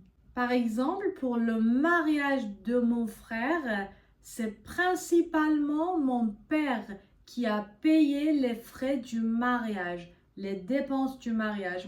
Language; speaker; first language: French; non-native, fluent; Persian